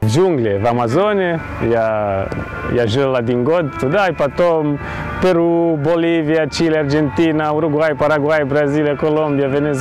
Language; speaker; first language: Russian; non-native, learner; Romanian